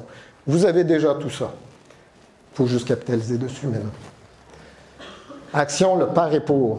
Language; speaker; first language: French; native; French